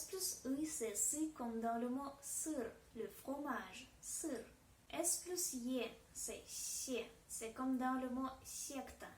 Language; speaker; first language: French; non-native, fluent; Russian